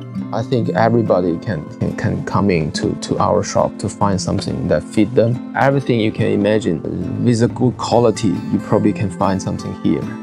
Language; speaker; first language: English; non-native, fluent; Chinese